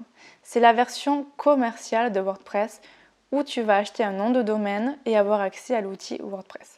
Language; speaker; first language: French; native; French